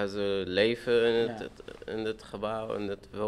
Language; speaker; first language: Dutch; non-native, fluent; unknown